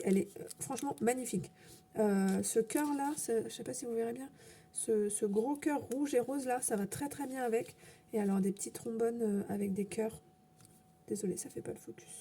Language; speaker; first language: French; native; French